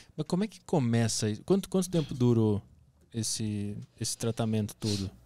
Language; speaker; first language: Portuguese; native; Portuguese